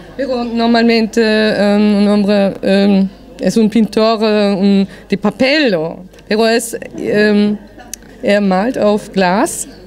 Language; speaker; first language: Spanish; non-native, learner; German